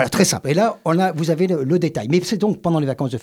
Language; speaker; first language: French; native; French